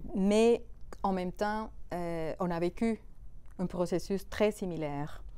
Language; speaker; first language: French; non-native, fluent; Spanish